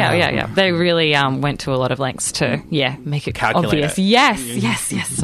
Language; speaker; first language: English; native; English